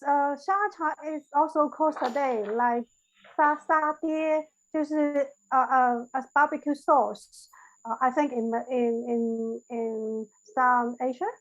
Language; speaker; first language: English; non-native, learner; Chinese